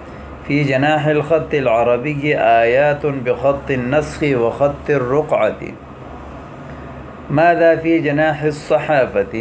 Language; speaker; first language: Arabic; non-native, fluent; Urdu